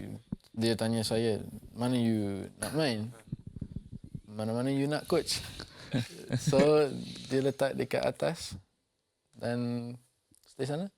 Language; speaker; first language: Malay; non-native, local second language; English